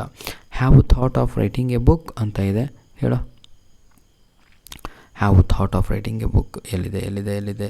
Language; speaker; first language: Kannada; native; Kannada